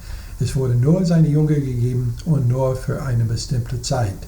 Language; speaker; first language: German; non-native, fluent; English